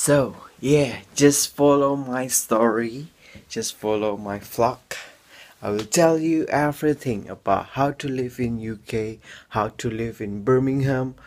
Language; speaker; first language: English; non-native, learner; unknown